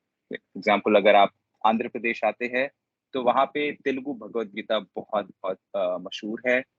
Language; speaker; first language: Hindi; non-native, local second language; Telugu